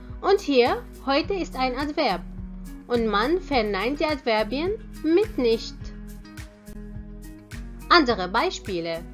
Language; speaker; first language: German; non-native, fluent; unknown